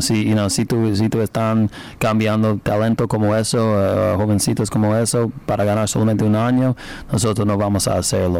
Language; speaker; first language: Spanish; non-native, learner; English